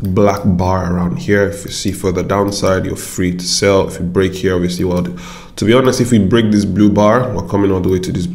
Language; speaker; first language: English; non-native, local second language; Yoruba